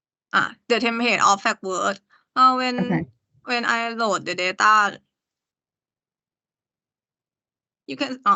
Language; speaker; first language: English; non-native, learner; Thai